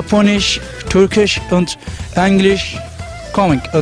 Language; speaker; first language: English; non-native, learner; Turkish